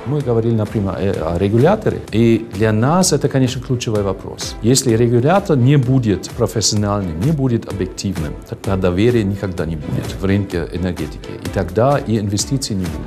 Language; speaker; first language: Russian; non-native, fluent; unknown